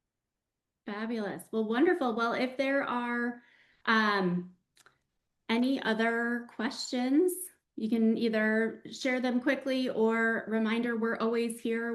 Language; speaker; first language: English; native; English